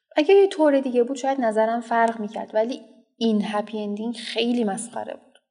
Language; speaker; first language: Persian; native; Persian